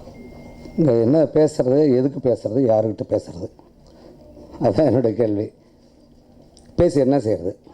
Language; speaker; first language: Tamil; native; Tamil